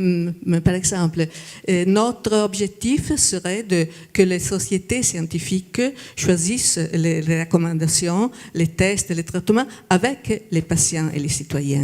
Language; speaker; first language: French; non-native, fluent; Italian